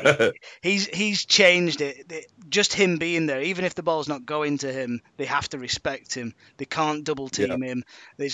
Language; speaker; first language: English; native; English